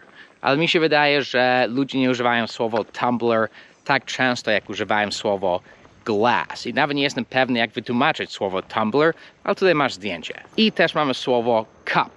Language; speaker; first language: Polish; non-native, fluent; English